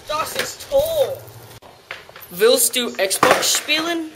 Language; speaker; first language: German; non-native, learner; English